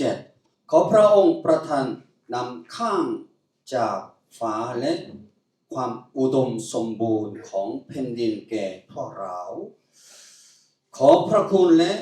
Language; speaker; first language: Thai; native; Thai